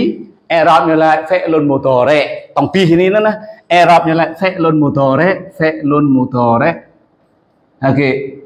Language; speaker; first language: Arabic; non-native, fluent; Western Cham